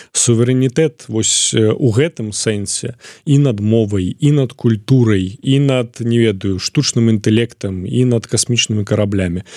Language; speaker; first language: Belarusian; non-native, local second language; Russian